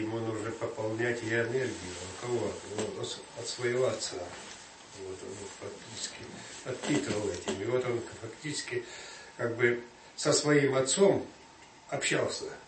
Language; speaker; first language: Russian; native; Russian